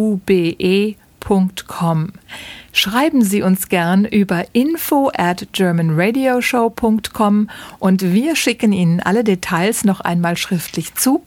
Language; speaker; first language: German; native; German